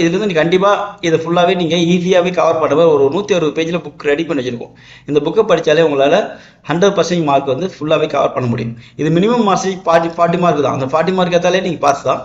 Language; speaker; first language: Tamil; native; Tamil